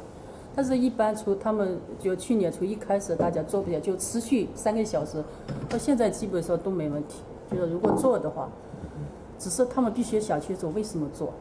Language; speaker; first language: Chinese; native; Chinese